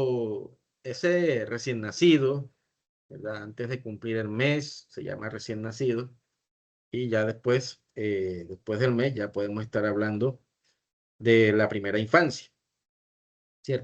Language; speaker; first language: Spanish; native; Spanish